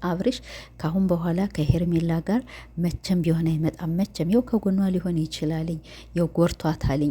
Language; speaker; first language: Amharic; native; Amharic